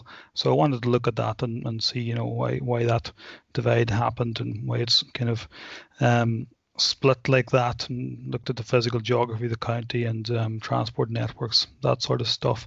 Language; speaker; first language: English; native; English